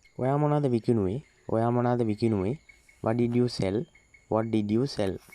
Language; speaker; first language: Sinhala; native; Sinhala